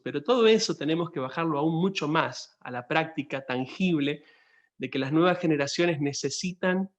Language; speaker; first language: Spanish; native; Spanish